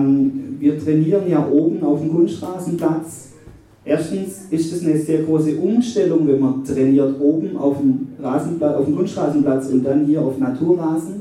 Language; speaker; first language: German; native; German